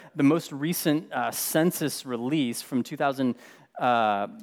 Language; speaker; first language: English; native; English